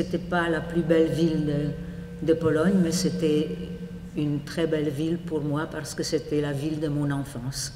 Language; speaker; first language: French; non-native, fluent; Polish